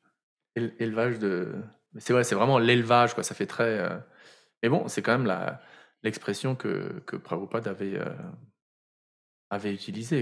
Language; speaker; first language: French; native; French